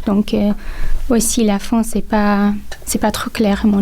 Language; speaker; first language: French; non-native, local second language; Italian